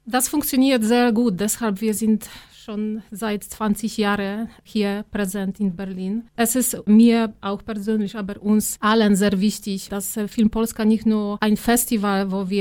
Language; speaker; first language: German; non-native, fluent; Polish